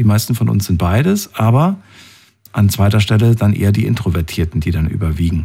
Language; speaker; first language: German; native; German